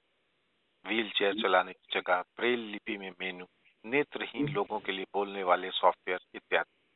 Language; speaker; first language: Hindi; native; Hindi